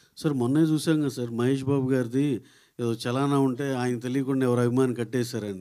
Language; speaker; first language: Telugu; native; Telugu